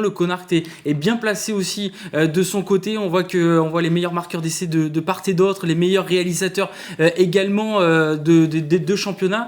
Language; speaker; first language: French; native; French